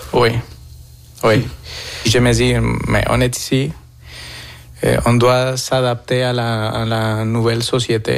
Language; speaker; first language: French; non-native, fluent; Spanish